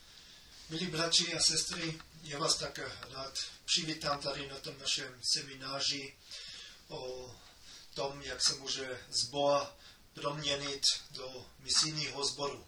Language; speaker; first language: Czech; non-native, fluent; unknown